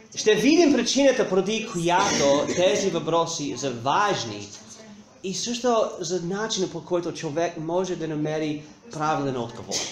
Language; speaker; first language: Bulgarian; non-native, fluent; English